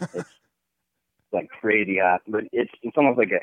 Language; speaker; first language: English; native; English